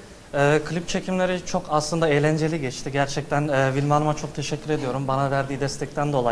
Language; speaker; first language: Turkish; early bilingual, heritage; Turkish